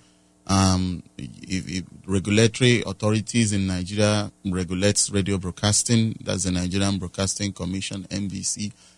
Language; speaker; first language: English; non-native, local second language; Igbo